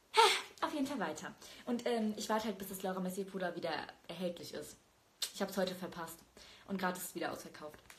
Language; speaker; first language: German; early bilingual, other home language; Turkish